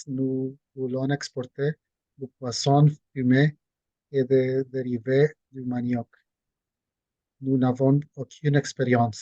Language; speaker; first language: French; non-native, fluent; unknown